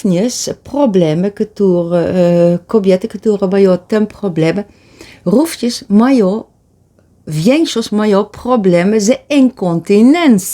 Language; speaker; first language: Polish; early bilingual, heritage; Polish